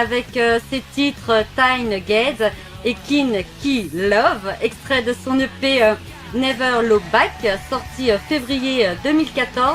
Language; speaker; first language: French; native; French